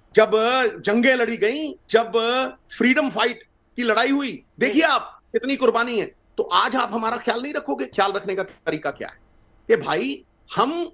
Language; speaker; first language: Hindi; non-native, local second language; Punjabi